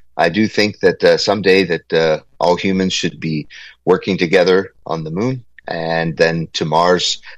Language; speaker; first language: English; native; English